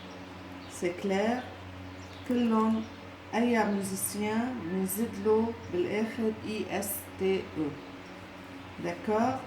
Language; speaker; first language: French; non-native, local second language; Arabic